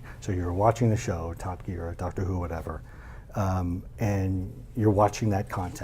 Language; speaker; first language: English; native; English